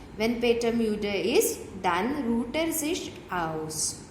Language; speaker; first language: German; non-native, fluent; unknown